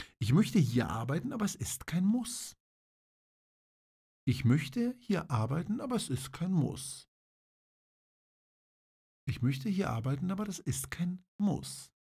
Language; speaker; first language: German; non-native, fluent; Polish